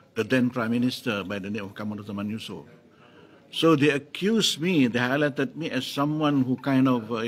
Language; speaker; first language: English; non-native, local second language; Malay